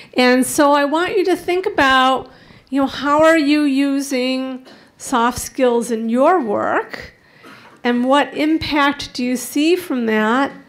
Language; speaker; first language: English; native; English